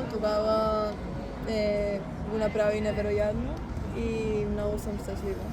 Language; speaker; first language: Bulgarian; early bilingual, heritage; Bulgarian